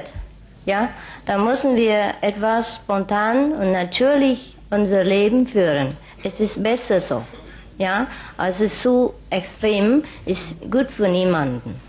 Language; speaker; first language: German; non-native, fluent; Vietnamese